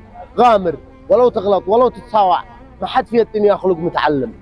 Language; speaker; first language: Arabic; native; Arabic